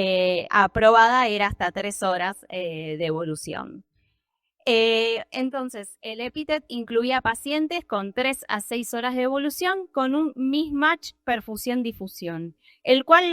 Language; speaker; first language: Spanish; native; Spanish